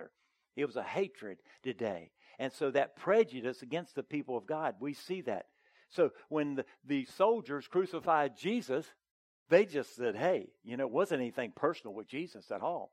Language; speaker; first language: English; native; English